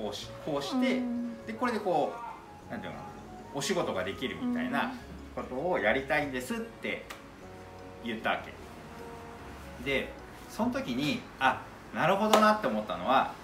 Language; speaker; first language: Japanese; native; Japanese